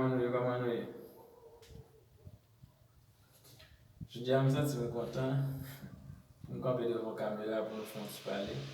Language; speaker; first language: French; non-native, learner; Haitian Creole